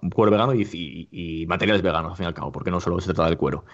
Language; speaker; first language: Spanish; native; Spanish